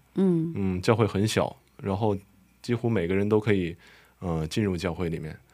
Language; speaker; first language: Chinese; native; Chinese